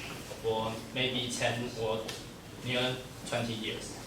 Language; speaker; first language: English; non-native, learner; Chinese